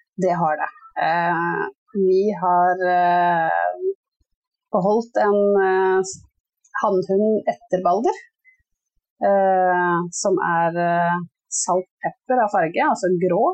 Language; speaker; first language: Norwegian; native; Norwegian